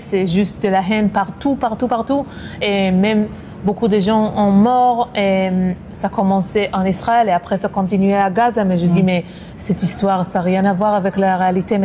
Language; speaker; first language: French; non-native, fluent; Hebrew